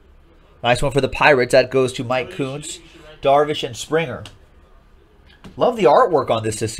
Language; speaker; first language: English; native; English